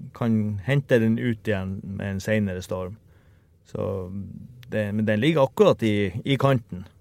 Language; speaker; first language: Norwegian; native; Norwegian